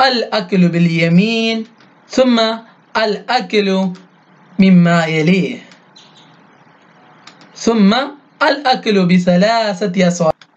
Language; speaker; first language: Arabic; non-native, fluent; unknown